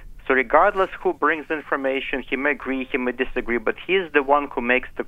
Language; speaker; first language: English; non-native, fluent; Ukrainian